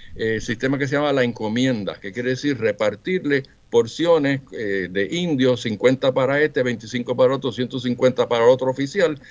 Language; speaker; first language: Spanish; native; Spanish